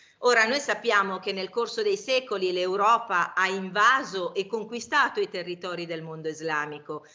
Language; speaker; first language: Italian; native; Italian